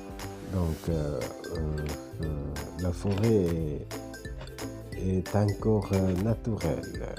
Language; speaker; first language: French; non-native, fluent; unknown